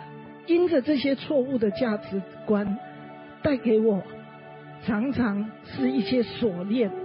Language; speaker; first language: Chinese; native; Chinese